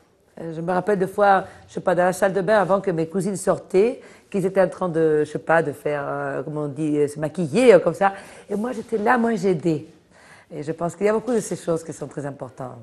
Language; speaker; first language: French; non-native, fluent; Spanish